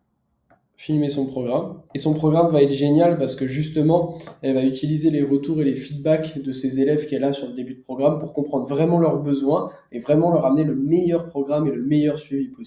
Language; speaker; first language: French; native; French